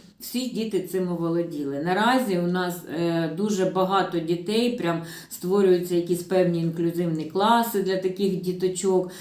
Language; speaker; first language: Ukrainian; non-native, local second language; Russian